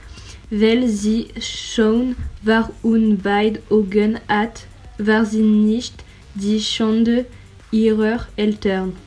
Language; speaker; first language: German; non-native, learner; French